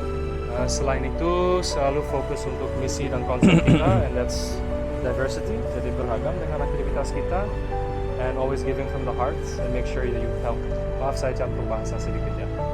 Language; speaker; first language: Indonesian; early bilingual, other home language; Dutch